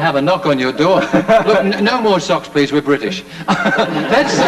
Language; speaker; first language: English; native; English